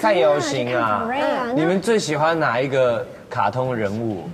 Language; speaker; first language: Chinese; native; Chinese